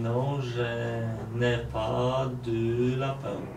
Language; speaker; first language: French; non-native, learner; Polish